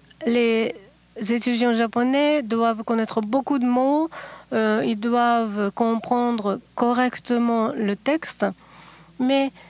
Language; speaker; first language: French; non-native, fluent; Japanese